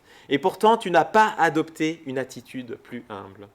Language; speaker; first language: French; native; French